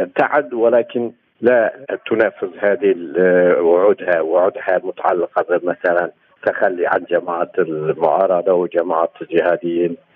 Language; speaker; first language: Arabic; non-native, fluent; Turkish